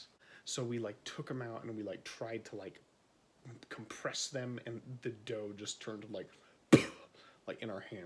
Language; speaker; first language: English; native; English